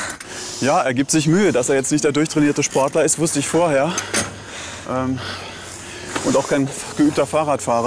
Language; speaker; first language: German; native; German